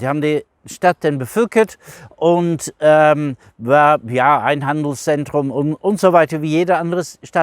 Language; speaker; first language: German; non-native, fluent; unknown